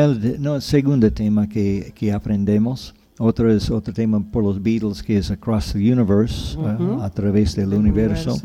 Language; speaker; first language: Spanish; non-native, fluent; English